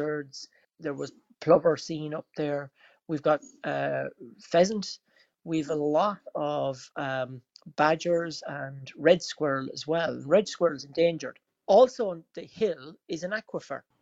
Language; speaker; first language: English; native; English